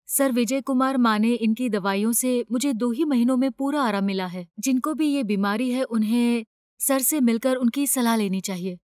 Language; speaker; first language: Hindi; non-native, local second language; Marathi